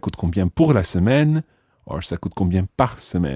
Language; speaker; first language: French; non-native, fluent; English